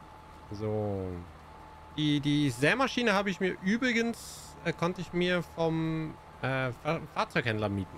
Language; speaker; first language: German; native; German